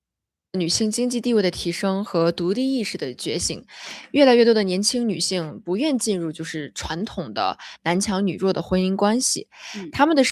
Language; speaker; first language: Chinese; native; Chinese